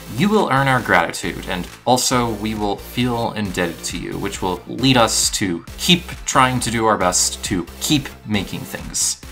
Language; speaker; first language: English; native; English